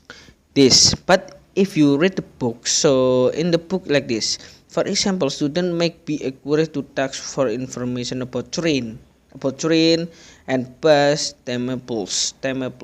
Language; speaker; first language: English; non-native, learner; Indonesian